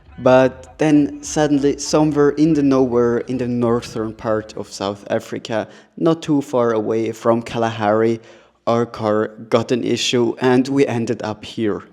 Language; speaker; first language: English; non-native, fluent; German